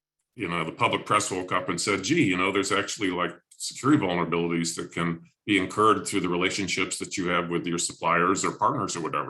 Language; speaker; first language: English; native; English